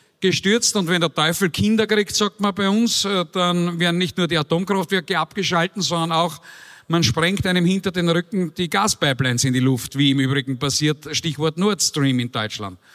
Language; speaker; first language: German; native; German